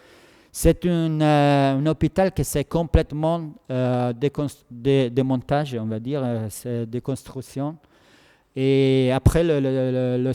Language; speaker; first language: French; non-native, fluent; Italian